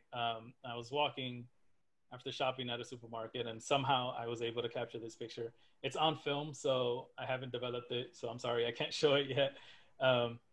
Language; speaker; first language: English; native; English